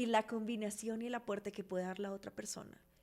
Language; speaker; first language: Spanish; native; Spanish